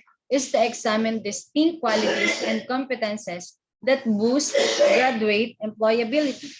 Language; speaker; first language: English; non-native, local second language; Filipino